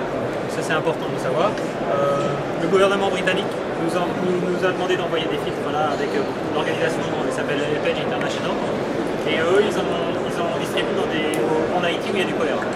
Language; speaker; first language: French; native; French